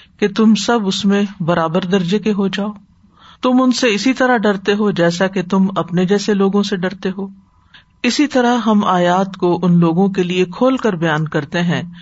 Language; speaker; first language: Urdu; native; Urdu